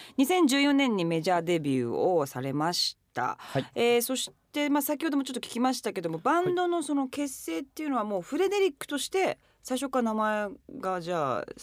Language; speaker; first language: Japanese; native; Japanese